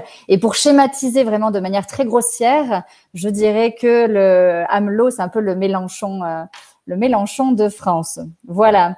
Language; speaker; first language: French; native; French